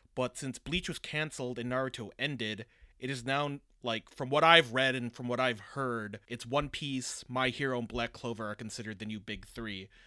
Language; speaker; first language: English; early bilingual, other home language; Japanese